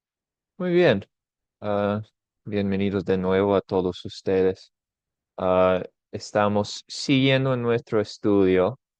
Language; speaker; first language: Spanish; non-native, fluent; English